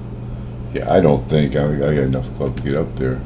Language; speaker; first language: English; native; English